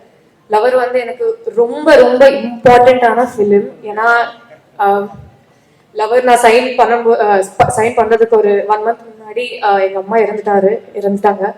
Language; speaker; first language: Tamil; non-native, learner; Telugu